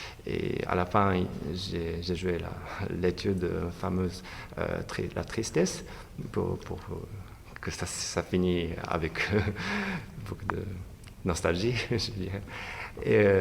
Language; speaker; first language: French; non-native, fluent; Japanese